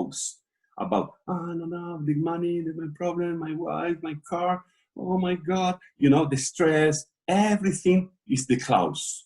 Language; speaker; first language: English; non-native, learner; Portuguese